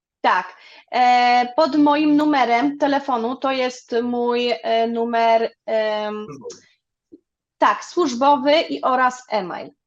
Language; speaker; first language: Polish; early bilingual, other home language; German